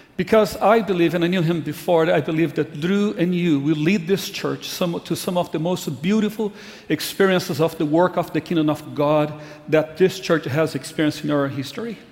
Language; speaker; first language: English; non-native, fluent; Portuguese